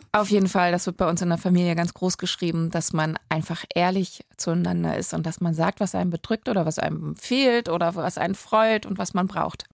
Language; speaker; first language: German; native; German